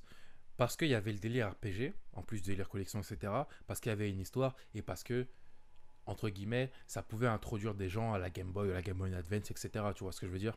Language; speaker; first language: French; native; French